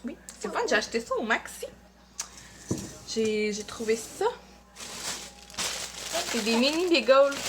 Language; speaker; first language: French; native; French